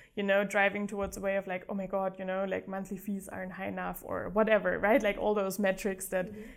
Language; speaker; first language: English; non-native, fluent; German